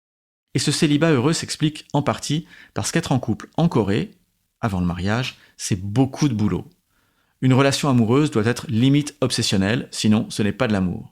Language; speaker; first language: French; native; French